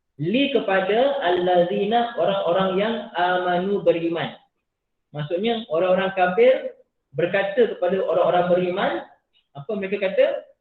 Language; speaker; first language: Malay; native; Malay